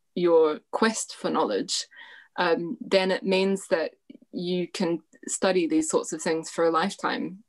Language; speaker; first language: English; native; English